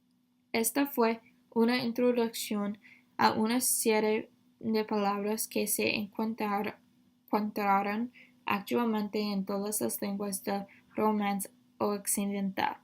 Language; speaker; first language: Spanish; non-native, fluent; English